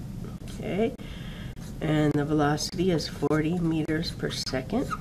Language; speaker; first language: English; native; English